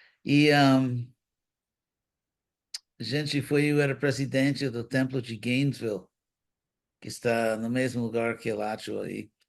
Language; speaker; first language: Portuguese; non-native, fluent; English